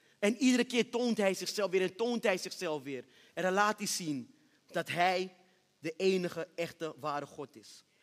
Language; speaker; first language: Dutch; early bilingual, other home language; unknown